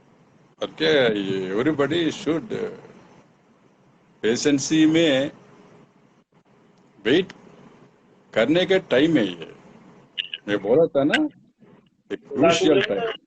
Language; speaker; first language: Hindi; non-native, local second language; Telugu